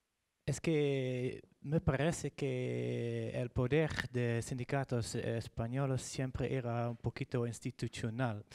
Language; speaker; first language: Spanish; non-native, fluent; Dutch